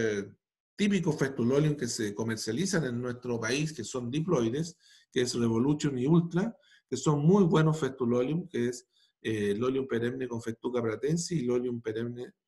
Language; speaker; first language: Spanish; native; Spanish